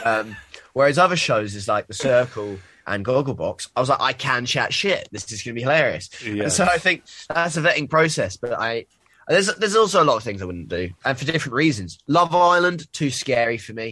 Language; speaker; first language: English; native; English